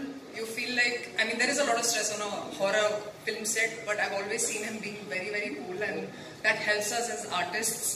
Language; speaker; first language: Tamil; non-native, local second language; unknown